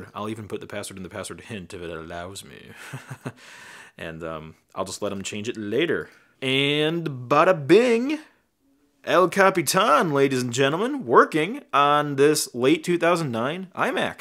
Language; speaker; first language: English; native; English